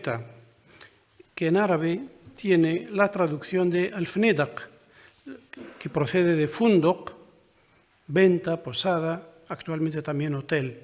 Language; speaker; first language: Spanish; non-native, fluent; Arabic